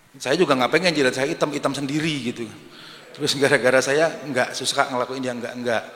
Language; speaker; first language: Indonesian; native; Indonesian